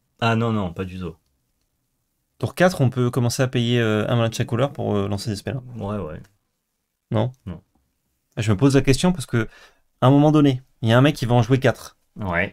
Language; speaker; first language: French; native; French